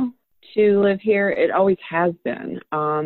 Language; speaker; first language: English; native; English